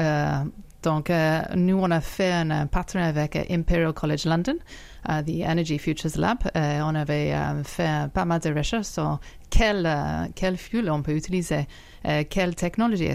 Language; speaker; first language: French; non-native, fluent; English